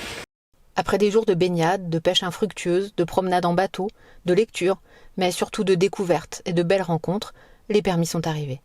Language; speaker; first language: French; native; French